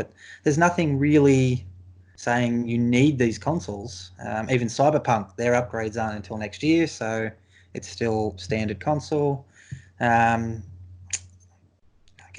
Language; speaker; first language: English; native; English